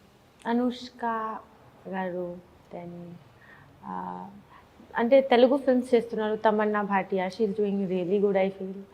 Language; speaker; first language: Telugu; non-native, learner; Bangla